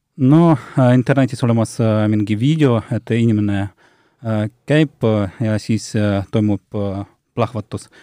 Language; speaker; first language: Estonian; non-native, local second language; Russian